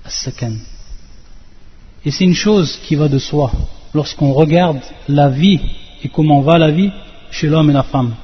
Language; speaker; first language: French; native; French